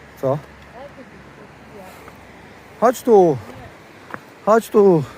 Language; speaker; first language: Polish; native; Polish